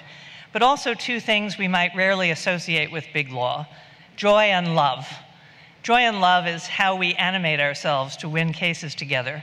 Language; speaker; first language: English; native; English